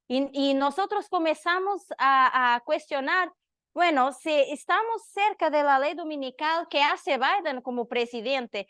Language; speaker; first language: Spanish; non-native, learner; Portuguese